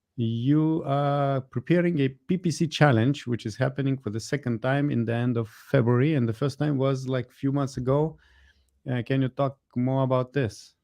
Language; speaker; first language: English; non-native, fluent; Lithuanian